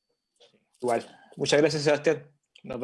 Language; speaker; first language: Spanish; native; Spanish